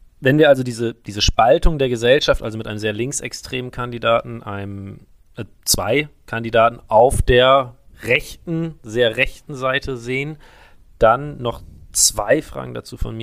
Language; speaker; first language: German; native; German